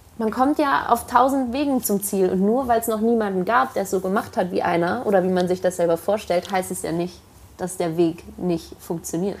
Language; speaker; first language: German; native; German